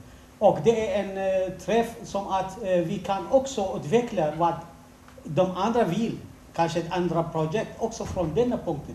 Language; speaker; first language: Swedish; non-native, fluent; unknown